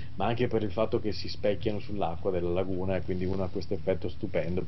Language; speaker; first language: Italian; native; Italian